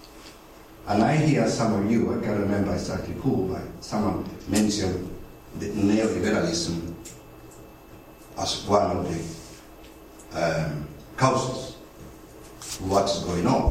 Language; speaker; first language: English; non-native, fluent; Spanish